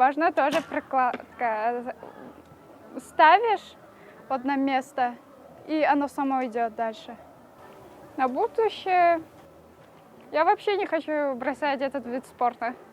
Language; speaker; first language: Russian; non-native, local second language; Tajik